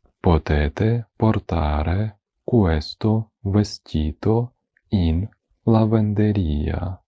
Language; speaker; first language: Italian; non-native, fluent; Ukrainian